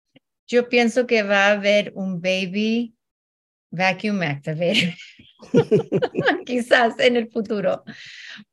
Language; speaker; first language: Spanish; early bilingual, heritage; Spanish